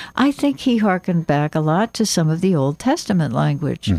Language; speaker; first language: English; native; English